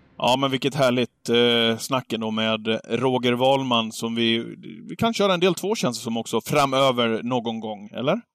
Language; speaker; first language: Swedish; native; Swedish